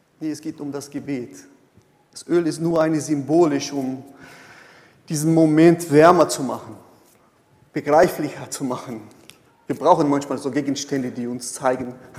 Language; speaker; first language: German; non-native, fluent; Portuguese